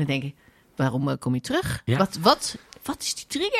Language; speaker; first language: Dutch; native; Dutch